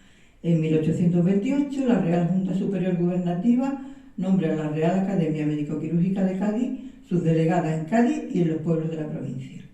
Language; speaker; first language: Spanish; native; Spanish